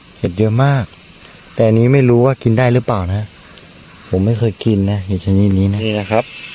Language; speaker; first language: Thai; non-native, local second language; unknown